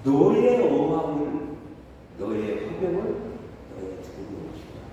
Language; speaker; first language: Korean; native; Korean